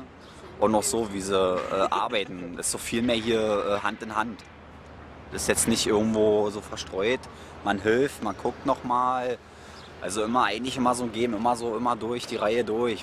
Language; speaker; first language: German; native; German